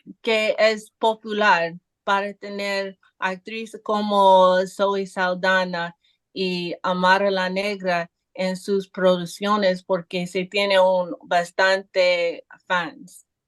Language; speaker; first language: Spanish; non-native, learner; English